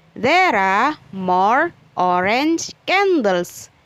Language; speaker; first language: English; non-native, learner; Indonesian